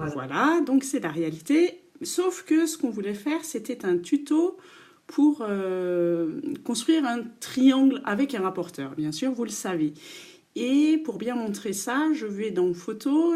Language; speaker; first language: French; native; French